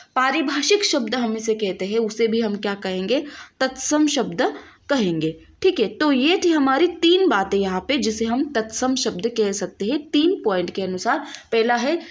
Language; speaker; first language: Hindi; non-native, local second language; Marathi